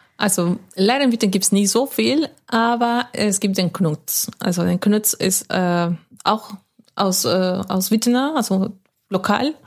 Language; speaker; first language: German; non-native, fluent; Spanish